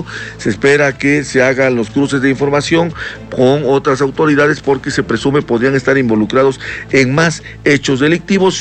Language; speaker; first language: Spanish; native; Spanish